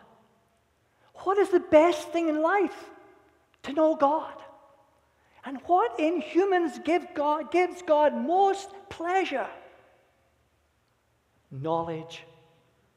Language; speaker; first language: English; native; English